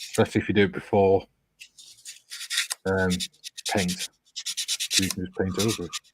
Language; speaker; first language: English; native; English